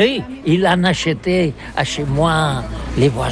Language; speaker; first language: French; non-native, learner; Catalan